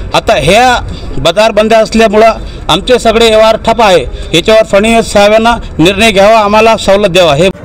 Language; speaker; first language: Marathi; non-native, local second language; Urdu